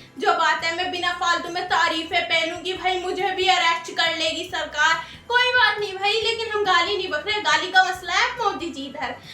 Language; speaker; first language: Hindi; native; Hindi